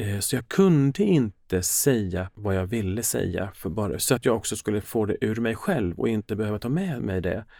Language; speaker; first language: Swedish; early bilingual, other home language; Finnish